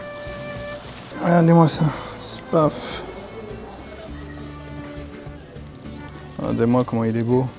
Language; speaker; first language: French; native; French